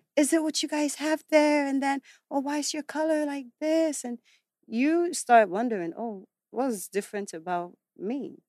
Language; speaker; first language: English; early bilingual, other home language; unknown